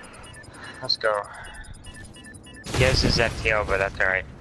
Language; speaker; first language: English; native; English